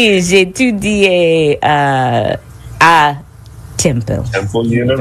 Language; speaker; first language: French; non-native, learner; English